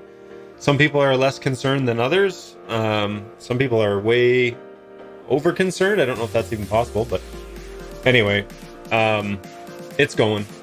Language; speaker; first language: English; native; English